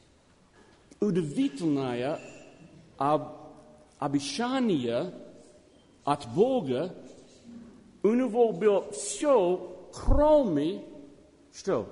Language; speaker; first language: Russian; non-native, learner; English